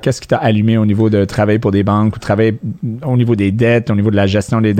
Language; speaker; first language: French; native; French